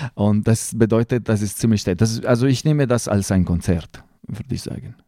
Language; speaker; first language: German; non-native, fluent; Italian